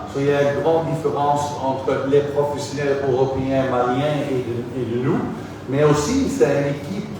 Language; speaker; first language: French; non-native, fluent; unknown